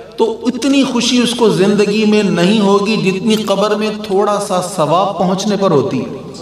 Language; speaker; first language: Urdu; non-native, local second language; Punjabi